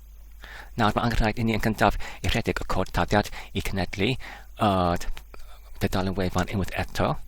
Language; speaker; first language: Welsh; non-native, fluent; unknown